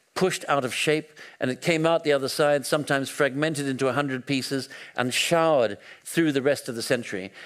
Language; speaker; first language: English; native; English